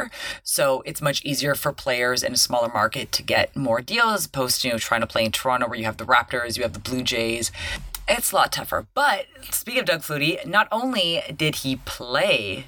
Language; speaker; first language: English; native; English